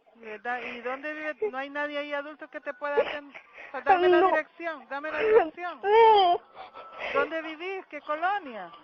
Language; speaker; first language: Spanish; native; Spanish